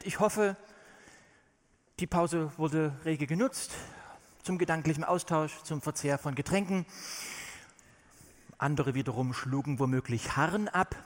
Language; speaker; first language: German; native; German